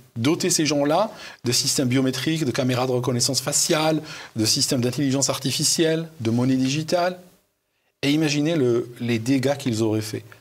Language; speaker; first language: French; non-native, local second language; Arabic